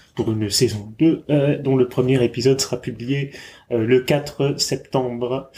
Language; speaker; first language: French; native; French